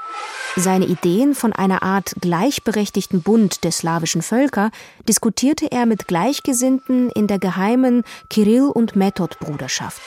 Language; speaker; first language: German; native; German